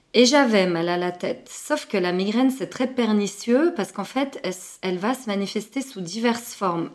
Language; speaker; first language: French; early bilingual, other home language; Arabic